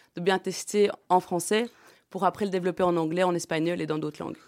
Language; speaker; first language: French; native; French